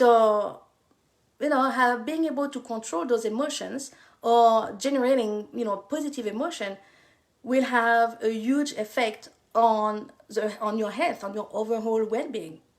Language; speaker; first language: English; non-native, fluent; French